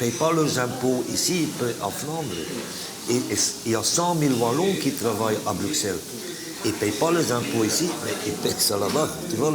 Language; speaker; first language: French; non-native, local second language; Dutch